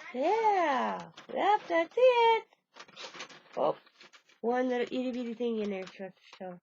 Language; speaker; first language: English; native; English